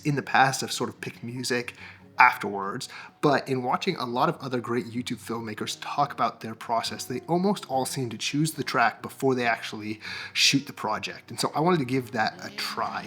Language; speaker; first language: English; native; English